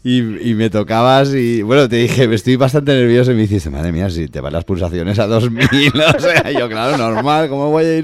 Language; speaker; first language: Spanish; native; Spanish